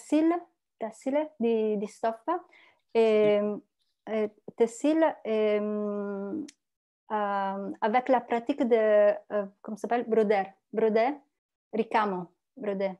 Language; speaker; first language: French; non-native, learner; Italian